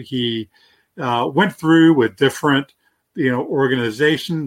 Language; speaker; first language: English; native; English